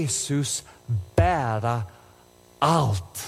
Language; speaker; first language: Swedish; non-native, fluent; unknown